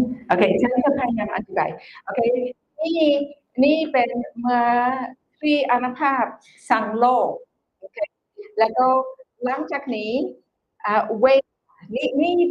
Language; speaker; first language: Thai; non-native, fluent; English